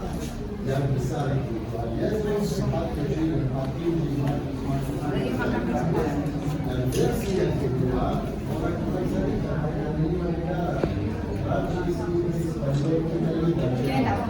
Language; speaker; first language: Indonesian; non-native, fluent; Hebrew